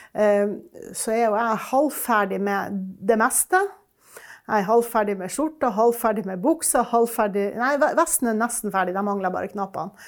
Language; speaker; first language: Norwegian; native; Norwegian